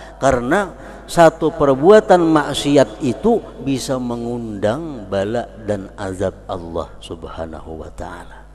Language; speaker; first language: Indonesian; non-native, local second language; Banjar